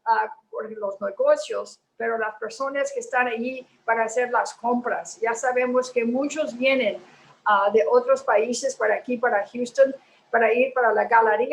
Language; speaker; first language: Spanish; early bilingual, heritage; Spanish